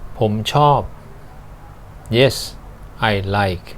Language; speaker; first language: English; non-native, learner; Thai